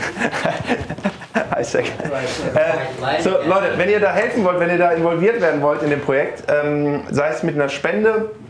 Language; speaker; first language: German; native; German